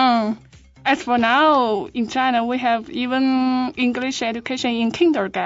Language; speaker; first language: English; non-native, fluent; Chinese